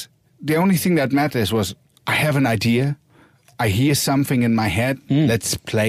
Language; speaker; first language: English; non-native, fluent; German